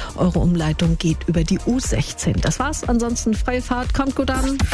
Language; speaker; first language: German; native; German